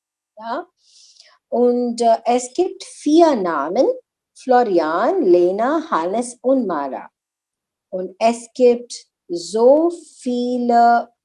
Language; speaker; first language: German; non-native, learner; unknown